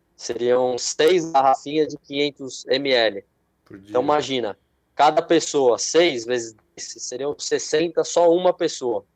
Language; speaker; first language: Portuguese; native; Portuguese